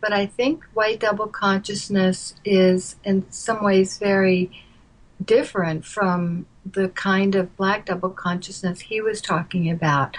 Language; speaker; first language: English; native; English